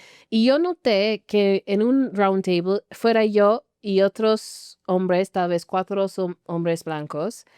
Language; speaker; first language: Spanish; non-native, fluent; English